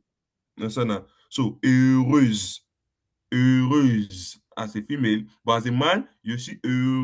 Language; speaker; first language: French; non-native, fluent; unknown